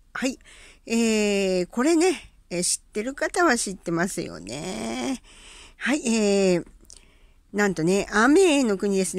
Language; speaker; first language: Japanese; native; Japanese